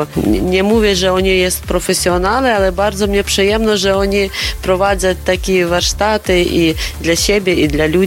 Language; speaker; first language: Polish; non-native, learner; Ukrainian